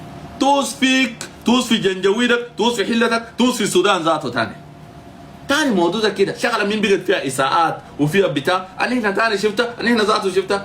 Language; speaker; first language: Arabic; native; Arabic